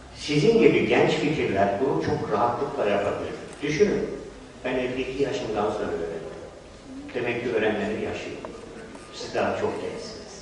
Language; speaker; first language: Turkish; non-native, fluent; English